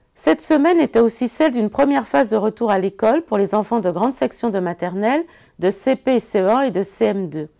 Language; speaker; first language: French; native; French